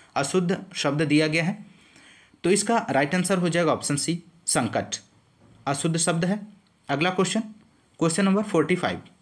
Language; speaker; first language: Hindi; native; Hindi